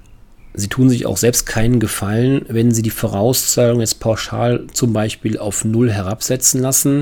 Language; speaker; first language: German; native; German